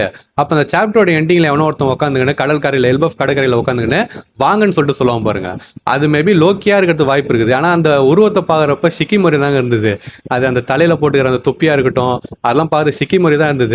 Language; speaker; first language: Tamil; native; Tamil